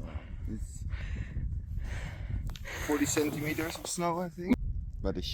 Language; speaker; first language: English; non-native, learner; Dutch